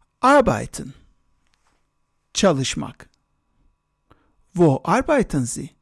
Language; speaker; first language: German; non-native, fluent; Turkish